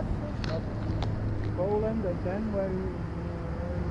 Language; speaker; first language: English; non-native, fluent; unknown